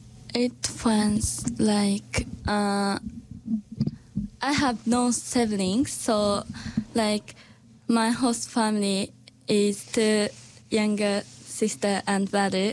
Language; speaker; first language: English; non-native, learner; Japanese